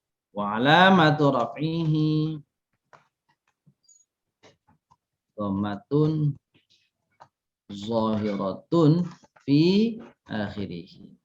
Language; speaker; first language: Arabic; non-native, fluent; Indonesian